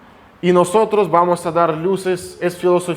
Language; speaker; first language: Spanish; non-native, fluent; Russian